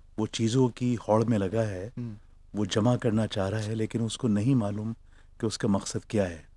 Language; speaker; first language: Urdu; native; Urdu